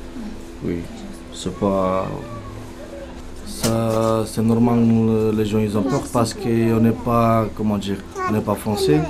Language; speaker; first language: French; non-native, learner; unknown